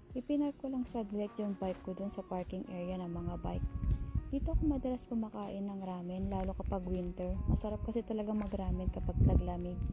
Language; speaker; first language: Filipino; native; Filipino